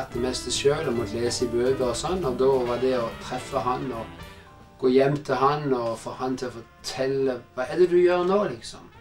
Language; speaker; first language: Norwegian; native; Norwegian